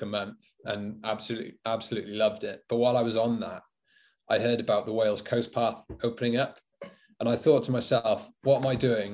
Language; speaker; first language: English; native; English